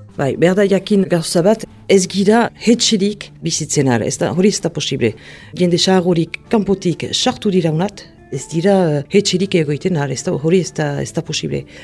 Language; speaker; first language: Basque; native; Basque